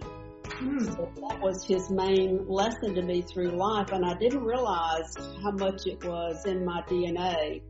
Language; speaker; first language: English; native; English